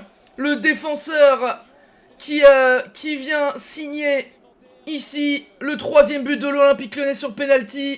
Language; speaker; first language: French; native; French